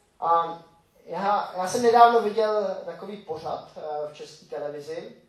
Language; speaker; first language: Czech; native; Czech